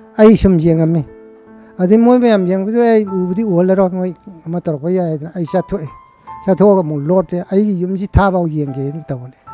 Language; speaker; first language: Manipuri; native; Manipuri